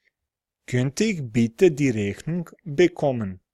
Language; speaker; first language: German; non-native, fluent; Serbian